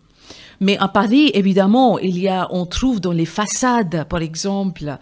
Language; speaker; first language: French; non-native, fluent; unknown